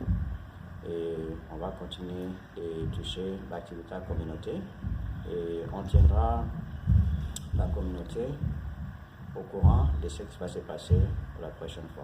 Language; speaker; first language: French; non-native, local second language; Lingala